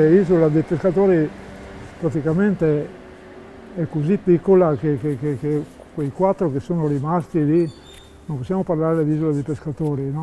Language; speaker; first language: Italian; non-native, local second language; Slovenian